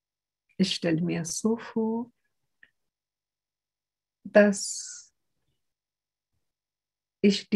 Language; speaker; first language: German; non-native, fluent; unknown